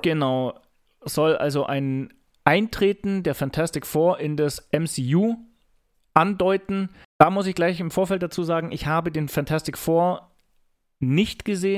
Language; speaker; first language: German; native; German